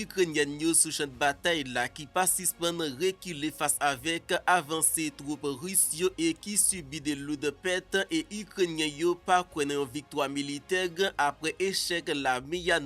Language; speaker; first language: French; non-native, local second language; Haitian Creole